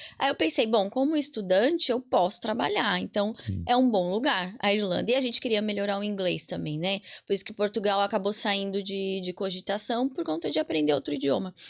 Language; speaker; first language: Portuguese; native; Portuguese